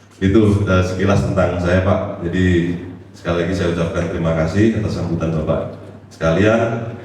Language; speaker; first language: Indonesian; native; Indonesian